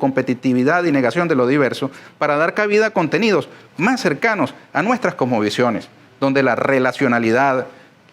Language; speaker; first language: Spanish; native; Spanish